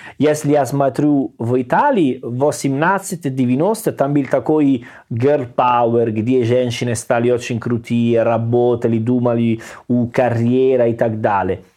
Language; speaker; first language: Russian; non-native, learner; Italian